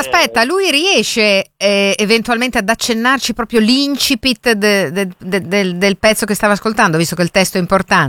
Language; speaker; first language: Italian; native; Italian